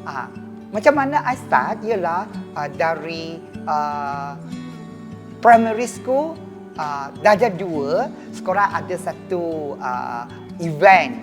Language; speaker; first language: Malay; non-native, local second language; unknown